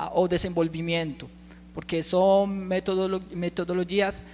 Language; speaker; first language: Portuguese; non-native, learner; Spanish